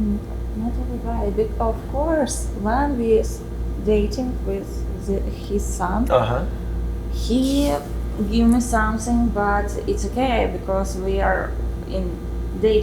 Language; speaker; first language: English; non-native, learner; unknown